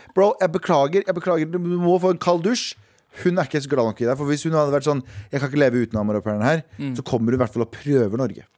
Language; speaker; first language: Norwegian; early bilingual, other home language; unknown